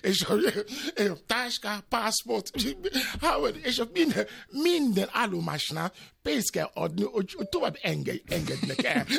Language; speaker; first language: Hungarian; non-native, learner; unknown